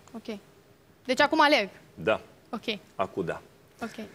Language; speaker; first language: Romanian; native; Romanian